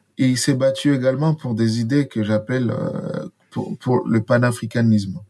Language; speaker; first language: French; non-native, local second language; Swahili